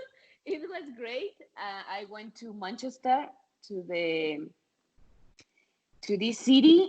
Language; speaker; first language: English; non-native, fluent; Spanish